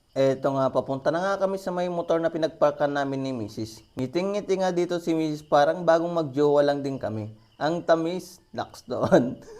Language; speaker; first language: Filipino; non-native, local second language; Iloko